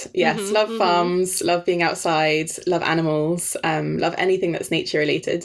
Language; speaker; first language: English; non-native, fluent; Danish